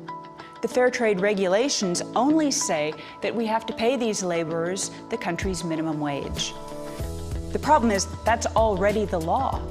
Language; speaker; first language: English; native; English